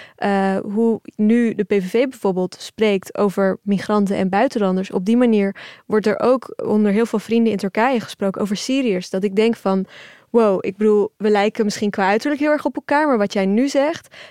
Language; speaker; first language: Dutch; early bilingual, other home language; Turkish